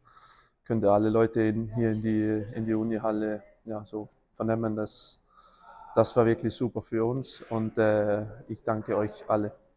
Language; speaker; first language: German; non-native, learner; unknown